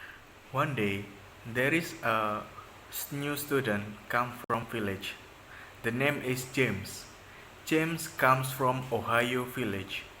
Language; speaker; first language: English; non-native, learner; Indonesian